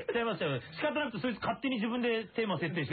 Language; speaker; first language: Japanese; native; Japanese